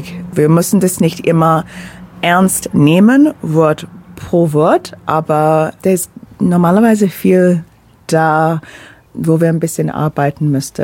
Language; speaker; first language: German; non-native, fluent; English